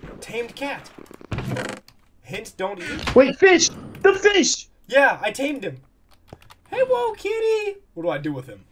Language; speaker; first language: English; native; English